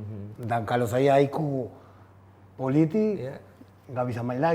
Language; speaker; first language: Indonesian; non-native, fluent; Spanish